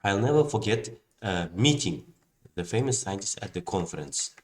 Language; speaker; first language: English; non-native, fluent; Kazakh